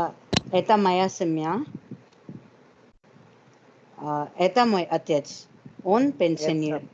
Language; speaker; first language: Russian; non-native, learner; Hindi